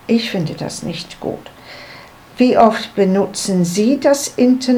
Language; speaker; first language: German; non-native, learner; English